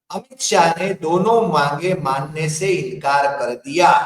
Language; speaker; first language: Hindi; non-native, local second language; Gujarati